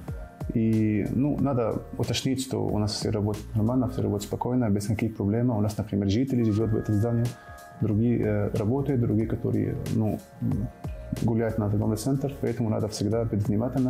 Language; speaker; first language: Russian; non-native, fluent; Arabic